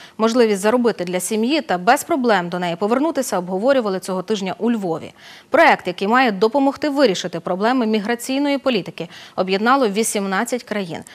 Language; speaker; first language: Ukrainian; native; Ukrainian